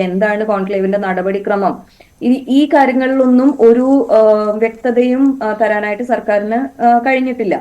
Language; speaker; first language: Malayalam; native; Malayalam